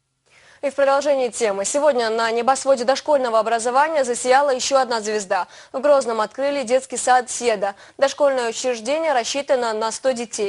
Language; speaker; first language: Russian; native; Russian